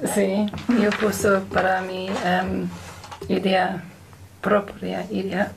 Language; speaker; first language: Spanish; non-native, learner; English